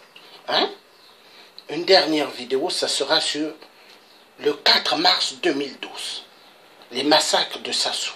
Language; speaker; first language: French; non-native, local second language; Kongo